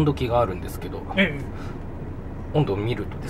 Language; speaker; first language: Japanese; native; Japanese